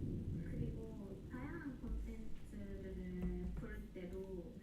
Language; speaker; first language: Korean; non-native, fluent; Japanese